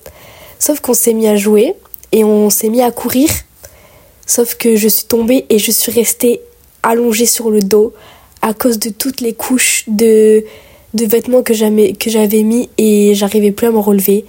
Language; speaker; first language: French; early bilingual, other home language; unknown